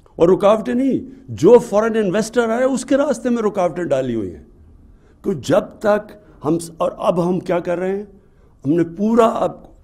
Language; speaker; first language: Urdu; native; Urdu